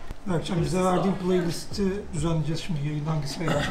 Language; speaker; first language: Turkish; native; Turkish